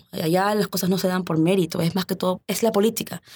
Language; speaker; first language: Spanish; early bilingual, heritage; Spanish